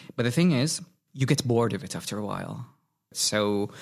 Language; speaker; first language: English; non-native, fluent; Arabic